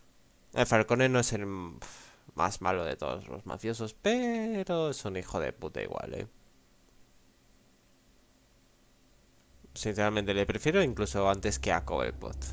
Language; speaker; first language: Spanish; native; Spanish